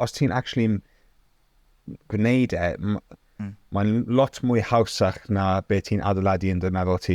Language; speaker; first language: Welsh; non-native, local second language; English